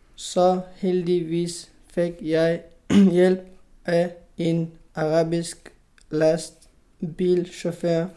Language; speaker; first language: Danish; non-native, learner; Pashto